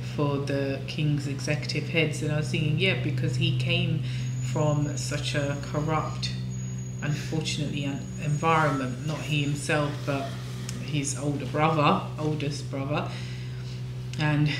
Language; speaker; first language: English; native; English